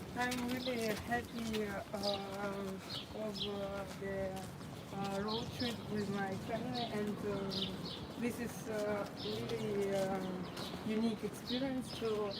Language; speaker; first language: English; non-native, local second language; Russian